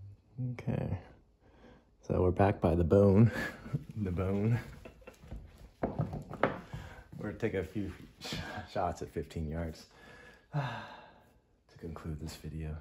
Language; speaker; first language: English; native; English